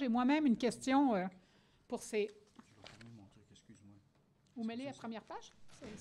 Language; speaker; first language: French; native; French